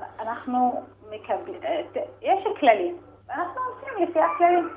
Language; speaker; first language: Hebrew; non-native, local second language; Arabic